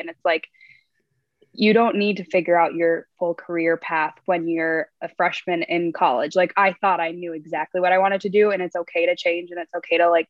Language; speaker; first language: English; native; English